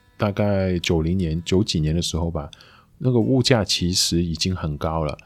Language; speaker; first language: Chinese; non-native, local second language; Cantonese